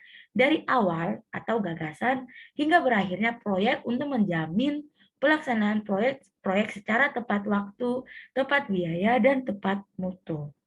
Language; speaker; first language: Indonesian; native; Indonesian